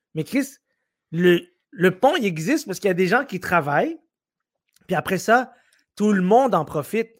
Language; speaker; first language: French; early bilingual, other home language; Arabic